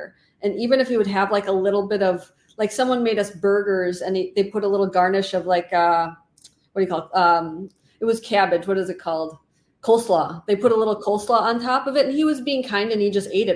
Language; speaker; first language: English; native; English